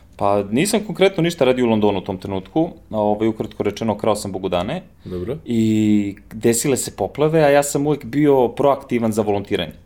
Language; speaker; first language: Serbian; early bilingual, heritage; Serbian